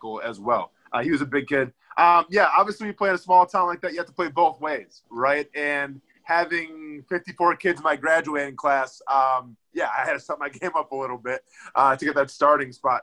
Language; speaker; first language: English; native; English